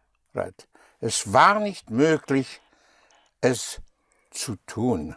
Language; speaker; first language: German; non-native, fluent; English